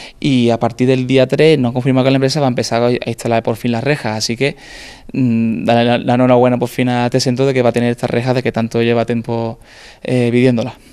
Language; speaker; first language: Spanish; native; Spanish